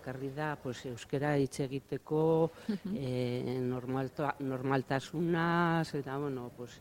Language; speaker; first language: Basque; non-native, local second language; Spanish